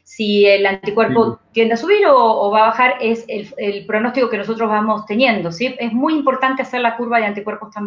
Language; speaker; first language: Spanish; native; Spanish